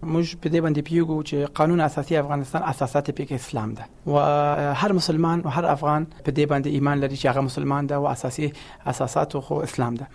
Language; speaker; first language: Pashto; non-native, local second language; Persian